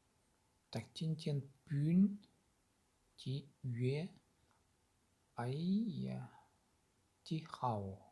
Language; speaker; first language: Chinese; non-native, learner; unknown